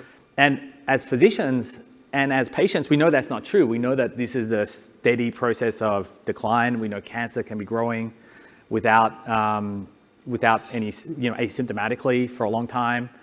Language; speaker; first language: English; native; English